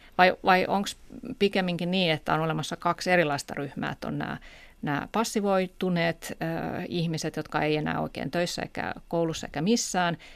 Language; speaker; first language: Finnish; native; Finnish